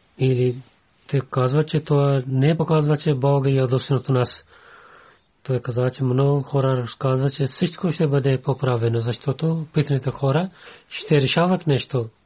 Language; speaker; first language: Bulgarian; non-native, learner; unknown